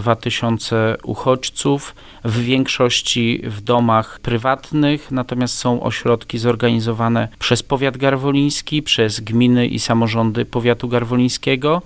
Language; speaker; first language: Polish; native; Polish